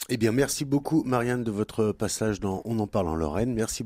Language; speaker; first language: French; native; French